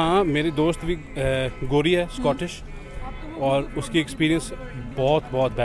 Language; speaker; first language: Hindi; early bilingual, heritage; Urdu